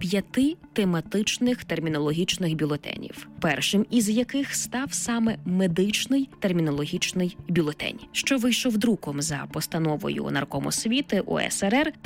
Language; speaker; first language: Ukrainian; native; Ukrainian